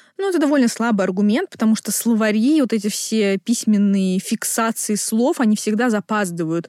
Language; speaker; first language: Russian; native; Russian